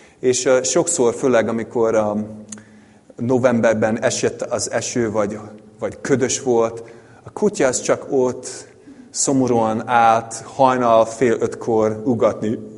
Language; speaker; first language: Hungarian; non-native, fluent; English